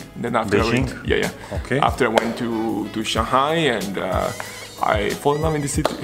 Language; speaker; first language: English; non-native, fluent; Serbian